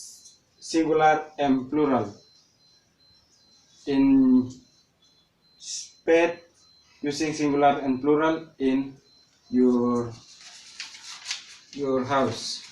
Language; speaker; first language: English; non-native, learner; Indonesian